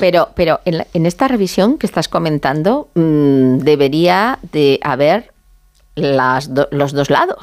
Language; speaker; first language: Spanish; native; Spanish